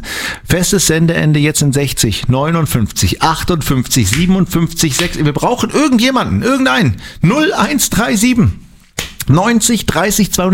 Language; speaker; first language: German; native; German